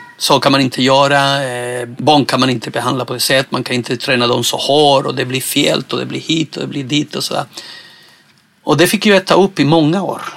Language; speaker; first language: Swedish; non-native, fluent; Spanish